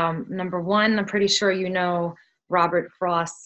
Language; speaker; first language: English; early bilingual, other home language; Spanish